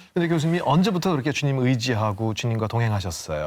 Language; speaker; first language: Korean; native; Korean